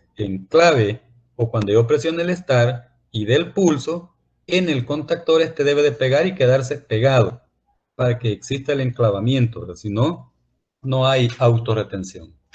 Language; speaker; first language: Spanish; native; Spanish